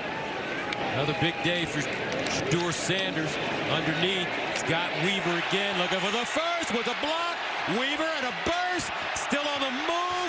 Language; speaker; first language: English; native; English